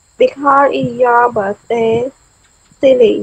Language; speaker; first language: English; non-native, learner; Khmer